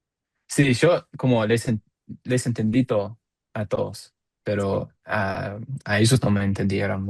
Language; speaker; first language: Spanish; non-native, learner; English